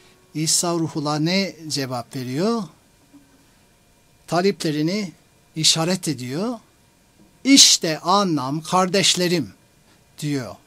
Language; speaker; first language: Turkish; non-native, fluent; English